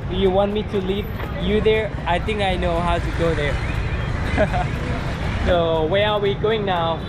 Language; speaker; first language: English; non-native, learner; Thai